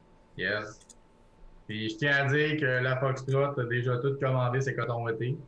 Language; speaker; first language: French; native; French